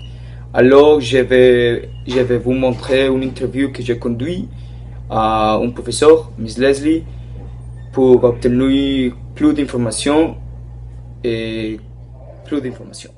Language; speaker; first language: French; non-native, learner; Spanish